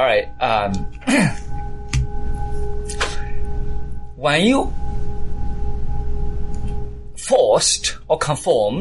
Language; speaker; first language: English; native; English